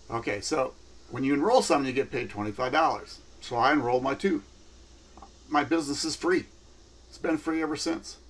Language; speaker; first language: English; native; English